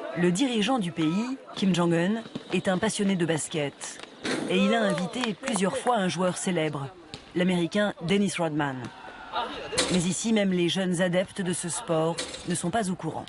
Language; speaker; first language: French; native; French